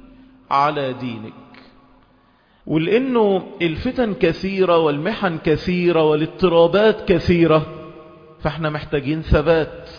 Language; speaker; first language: Arabic; native; Arabic